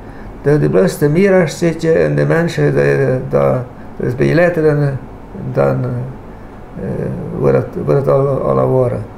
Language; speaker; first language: German; non-native, local second language; Low German